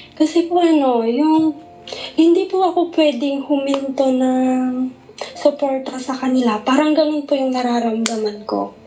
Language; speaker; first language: Filipino; non-native, local second language; Iloko